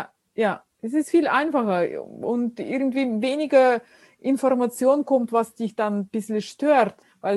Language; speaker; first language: German; non-native, fluent; Russian